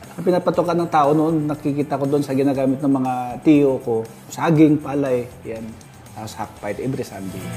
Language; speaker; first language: Filipino; non-native, local second language; Hiligaynon